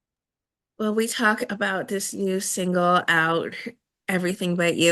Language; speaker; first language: English; native; English